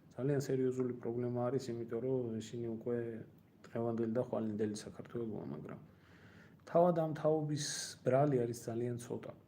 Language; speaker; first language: Georgian; native; Georgian